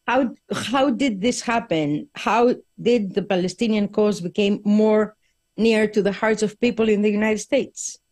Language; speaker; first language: English; non-native, fluent; Greek